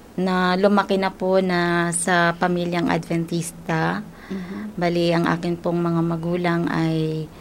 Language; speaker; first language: Filipino; non-native, local second language; Hiligaynon